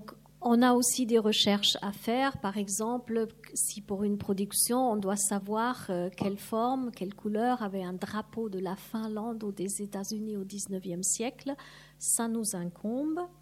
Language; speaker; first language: French; non-native, fluent; German